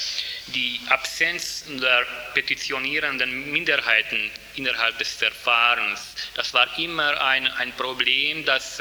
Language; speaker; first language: German; non-native, fluent; Hungarian